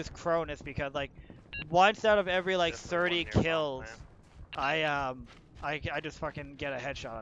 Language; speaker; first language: English; native; English